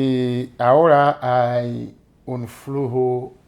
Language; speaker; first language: Spanish; non-native, fluent; Haitian Creole